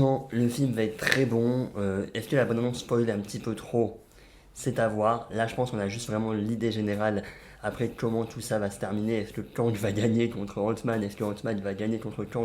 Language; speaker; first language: French; native; French